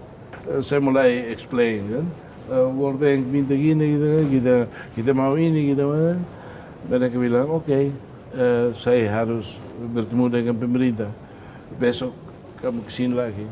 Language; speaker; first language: Indonesian; non-native, fluent; Tetum